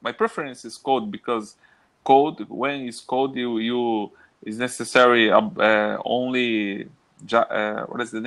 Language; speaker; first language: English; non-native, learner; Portuguese